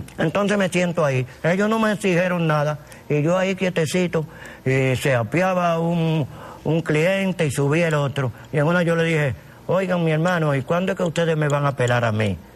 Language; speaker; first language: Spanish; native; Spanish